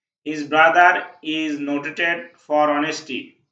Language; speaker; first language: English; non-native, local second language; Bangla